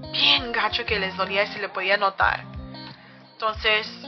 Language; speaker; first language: Spanish; early bilingual, other home language; English